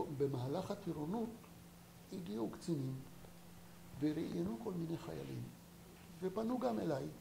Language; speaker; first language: Hebrew; non-native, fluent; French